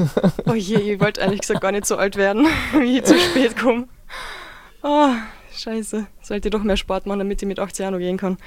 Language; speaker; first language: German; native; German